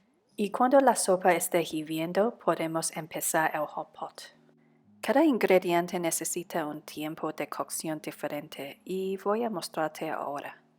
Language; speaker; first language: Spanish; non-native, fluent; Cantonese